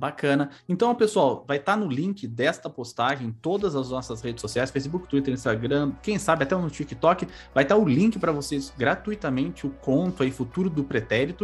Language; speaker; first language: Portuguese; native; Portuguese